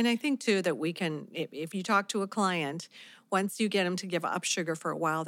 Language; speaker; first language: English; native; English